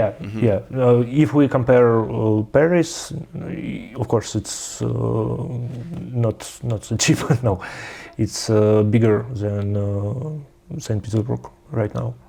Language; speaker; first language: English; non-native, learner; Russian